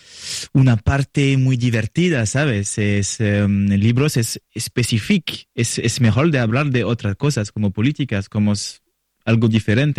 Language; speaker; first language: Spanish; non-native, learner; French